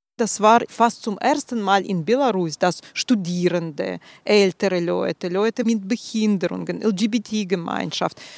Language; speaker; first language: German; non-native, fluent; Russian